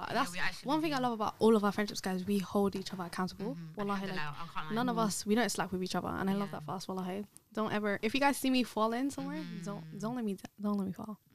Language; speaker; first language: English; early bilingual, other home language; Somali